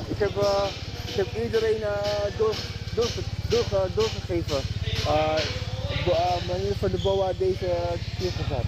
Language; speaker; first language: Dutch; non-native, learner; Filipino